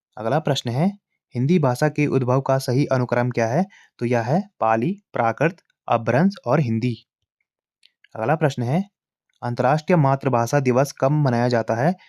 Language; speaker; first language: Hindi; native; Hindi